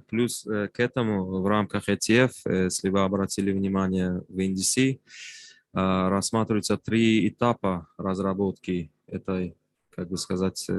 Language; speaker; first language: Russian; non-native, local second language; Tajik